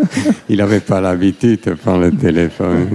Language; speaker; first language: French; non-native, fluent; German